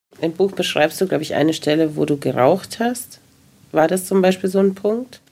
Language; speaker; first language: German; native; German